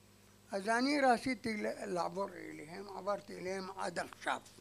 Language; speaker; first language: Hebrew; non-native, fluent; Arabic